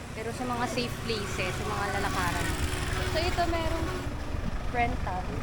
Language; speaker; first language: Filipino; native; Filipino